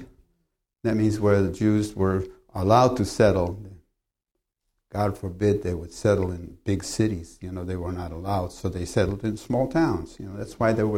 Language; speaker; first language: English; early bilingual, other home language; Polish